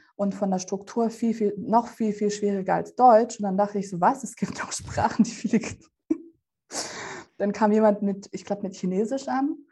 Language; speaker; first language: German; early bilingual, other home language; Russian